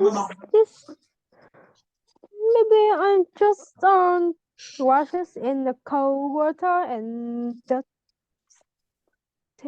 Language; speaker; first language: English; non-native, learner; Vietnamese